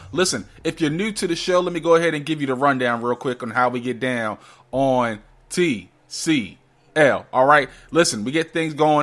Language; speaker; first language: English; native; English